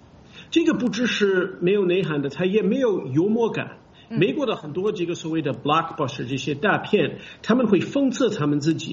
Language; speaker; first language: Chinese; non-native, fluent; English